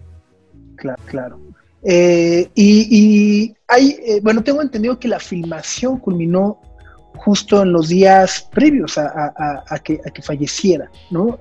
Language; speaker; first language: Spanish; native; Spanish